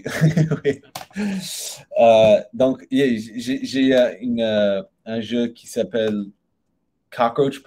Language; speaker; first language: French; non-native, learner; English